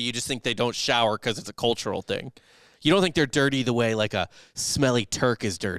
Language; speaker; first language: English; native; English